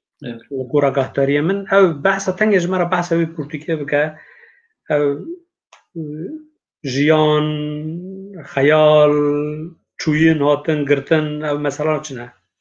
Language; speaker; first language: Kurdish; native; Kurdish